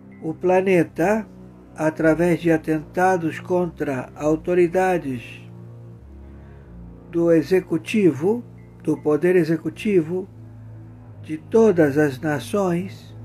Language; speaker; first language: Portuguese; native; Portuguese